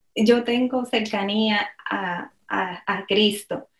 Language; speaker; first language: Spanish; native; Spanish